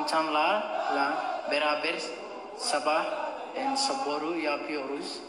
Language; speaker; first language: Turkish; non-native, learner; Somali